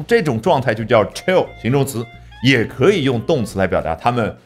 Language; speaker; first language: Chinese; native; Chinese